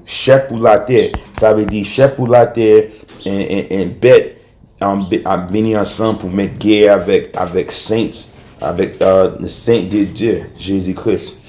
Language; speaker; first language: Haitian Creole; early bilingual, heritage; Haitian Creole